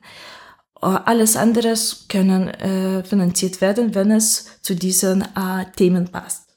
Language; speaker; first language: German; non-native, fluent; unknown